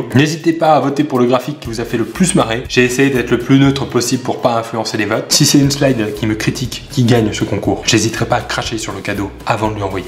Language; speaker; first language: French; native; French